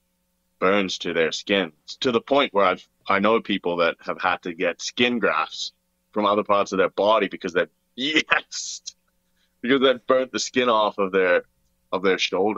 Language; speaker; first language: English; native; English